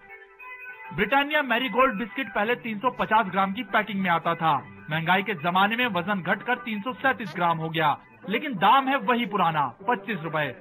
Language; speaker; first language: Hindi; native; Hindi